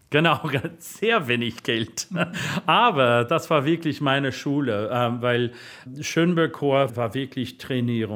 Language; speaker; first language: German; non-native, fluent; English